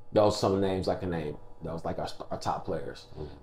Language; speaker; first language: English; native; English